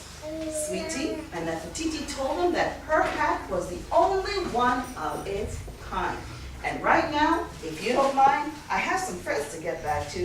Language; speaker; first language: English; early bilingual, other home language; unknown